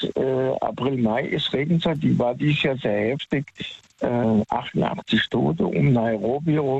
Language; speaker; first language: German; native; German